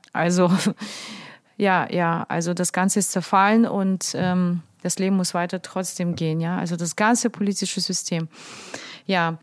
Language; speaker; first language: German; non-native, fluent; Russian